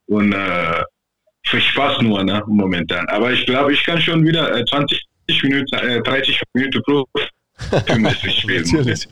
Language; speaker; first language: German; non-native, fluent; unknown